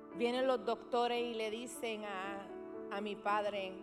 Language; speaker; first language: Spanish; early bilingual, heritage; Spanish